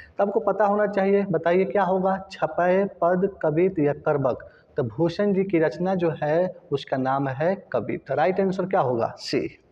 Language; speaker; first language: Hindi; native; Hindi